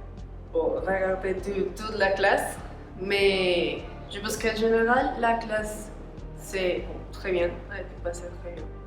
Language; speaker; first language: French; non-native, learner; Spanish